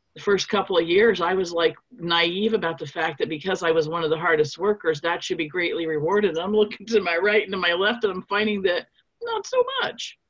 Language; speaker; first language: English; non-native, fluent; German